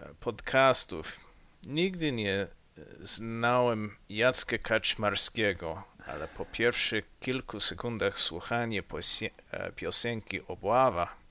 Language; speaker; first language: Polish; non-native, learner; English